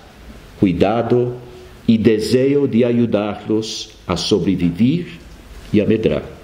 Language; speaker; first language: Spanish; non-native, fluent; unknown